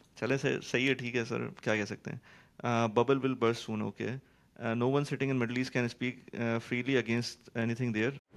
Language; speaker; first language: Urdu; native; Urdu